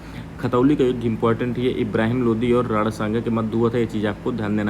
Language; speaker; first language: Hindi; native; Hindi